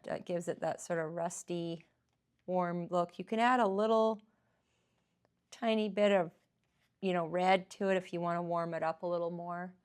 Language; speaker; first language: English; native; English